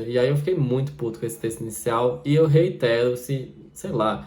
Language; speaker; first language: Portuguese; native; Portuguese